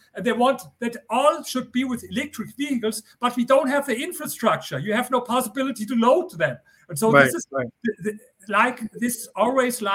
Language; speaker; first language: English; non-native, fluent; German